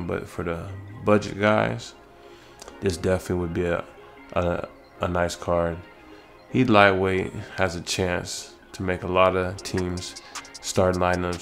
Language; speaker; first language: English; native; English